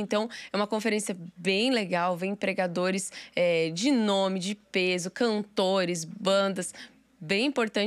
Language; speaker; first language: Portuguese; native; Portuguese